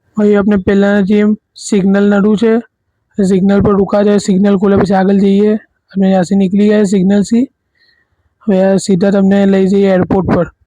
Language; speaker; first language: Gujarati; non-native, local second language; Urdu